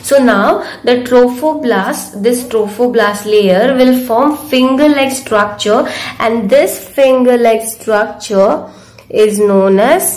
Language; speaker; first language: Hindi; native; Hindi